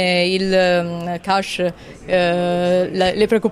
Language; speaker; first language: French; non-native, fluent; Italian